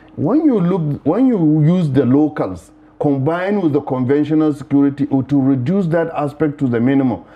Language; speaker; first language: English; non-native, local second language; Hausa